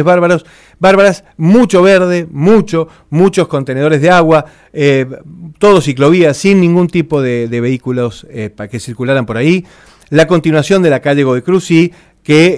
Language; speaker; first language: Spanish; native; Spanish